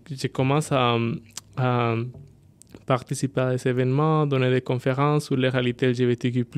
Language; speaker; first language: French; non-native, fluent; Spanish